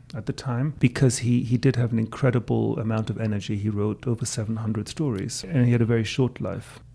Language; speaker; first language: English; non-native, fluent; German